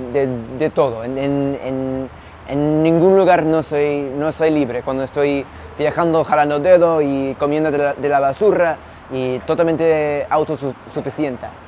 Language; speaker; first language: Spanish; non-native, fluent; English